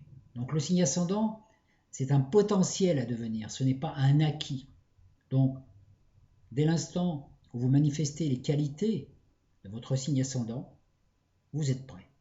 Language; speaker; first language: French; native; French